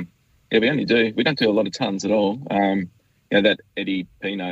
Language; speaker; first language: English; native; English